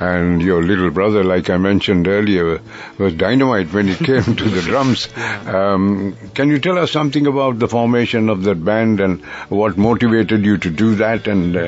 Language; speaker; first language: English; non-native, local second language; Sinhala